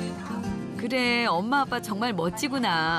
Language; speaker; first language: Korean; native; Korean